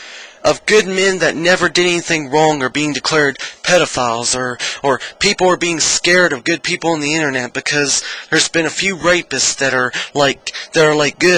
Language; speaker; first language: English; native; English